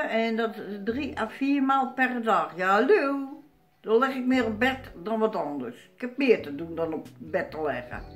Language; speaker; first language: Dutch; native; Dutch